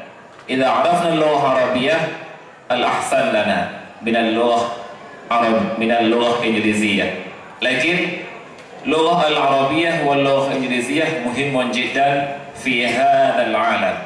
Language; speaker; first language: Arabic; non-native, fluent; Indonesian